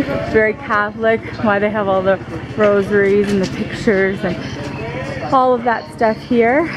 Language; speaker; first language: English; early bilingual, heritage; English